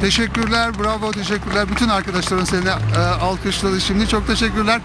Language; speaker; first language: Turkish; native; Turkish